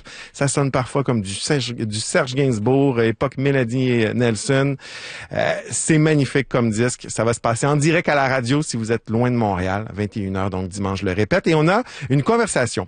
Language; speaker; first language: French; native; French